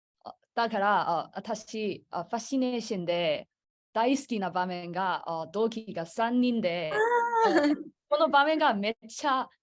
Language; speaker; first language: Japanese; non-native, learner; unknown